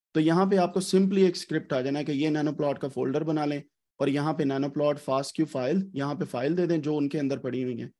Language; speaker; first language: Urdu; native; Urdu